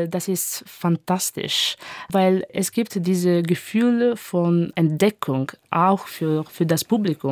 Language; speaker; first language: German; non-native, learner; Italian